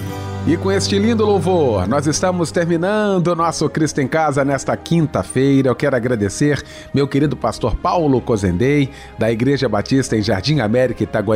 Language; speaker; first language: Portuguese; native; Portuguese